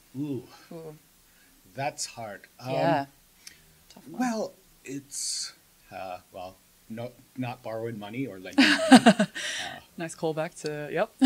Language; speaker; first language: English; native; English